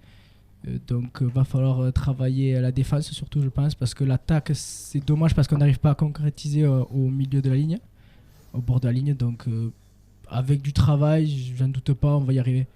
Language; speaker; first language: French; native; French